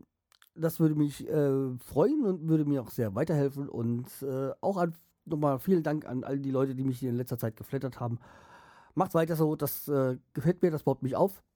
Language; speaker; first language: German; native; German